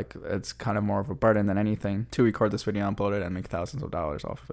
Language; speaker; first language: English; native; English